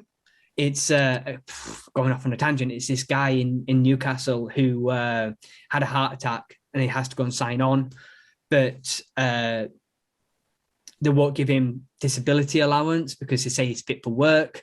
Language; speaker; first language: English; native; English